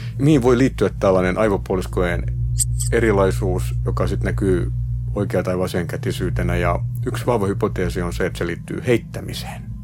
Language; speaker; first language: Finnish; native; Finnish